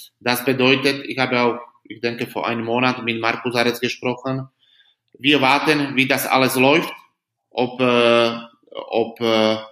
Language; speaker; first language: German; non-native, learner; Slovak